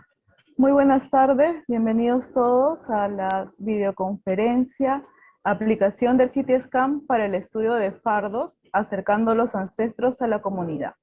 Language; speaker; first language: Spanish; native; Spanish